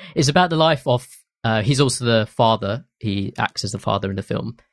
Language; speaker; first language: English; early bilingual, other home language; Hindi